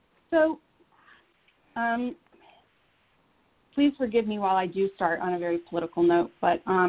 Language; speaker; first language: English; early bilingual, other home language; Romanian